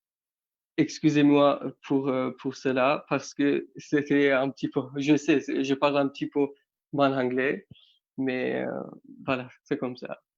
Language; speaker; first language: French; non-native, fluent; Persian